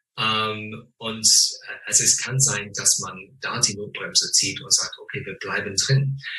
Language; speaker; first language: German; non-native, fluent; English